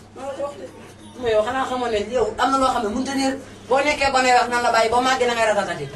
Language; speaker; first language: Wolof; non-native, local second language; Fula